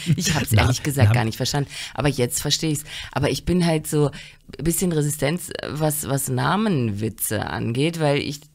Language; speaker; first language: German; native; German